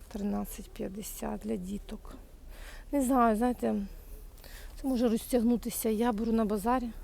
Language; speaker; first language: Ukrainian; native; Ukrainian